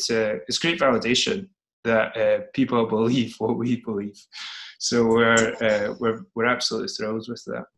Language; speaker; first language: English; native; English